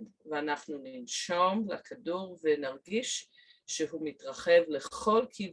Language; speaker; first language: Hebrew; non-native, fluent; English